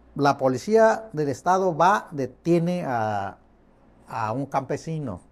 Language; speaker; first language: Spanish; non-native, fluent; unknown